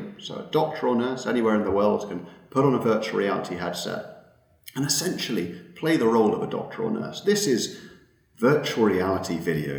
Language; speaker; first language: English; native; English